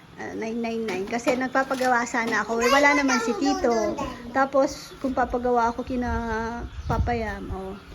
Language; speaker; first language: Filipino; native; Filipino